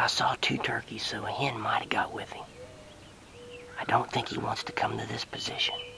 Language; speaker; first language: English; native; English